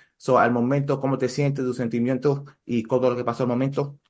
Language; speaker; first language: Spanish; early bilingual, heritage; Spanish